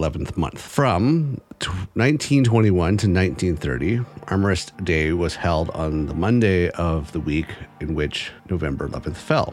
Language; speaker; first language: English; native; English